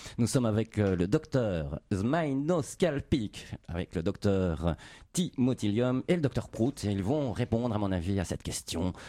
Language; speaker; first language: French; native; French